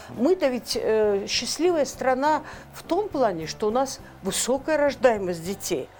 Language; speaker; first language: Russian; non-native, local second language; Kyrgyz